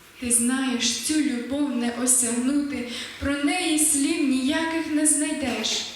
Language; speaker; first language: Ukrainian; native; Ukrainian